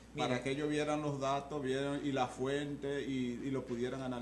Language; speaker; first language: Spanish; native; Spanish